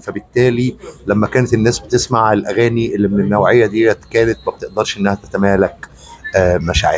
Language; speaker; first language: Arabic; native; Arabic